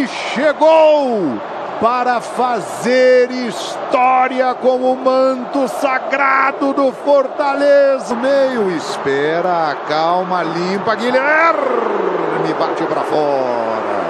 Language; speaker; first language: Portuguese; native; Portuguese